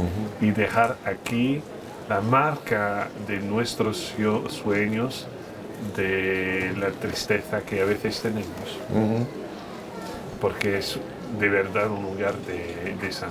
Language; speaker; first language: Spanish; non-native, fluent; French